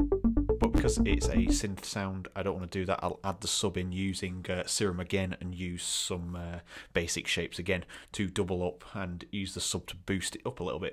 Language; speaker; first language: English; native; English